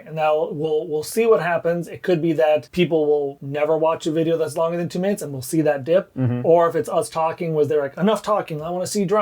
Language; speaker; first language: English; native; English